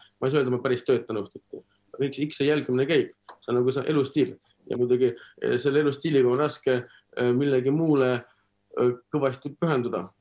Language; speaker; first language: Estonian; non-native, local second language; Russian